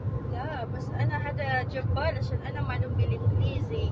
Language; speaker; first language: Arabic; non-native, learner; Filipino